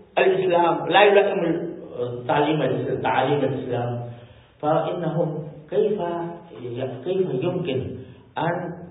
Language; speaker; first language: Arabic; non-native, fluent; Urdu